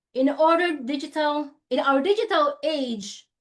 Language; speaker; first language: English; non-native, local second language; Filipino